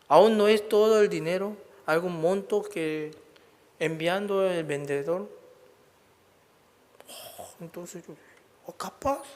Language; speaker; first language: Spanish; non-native, learner; Korean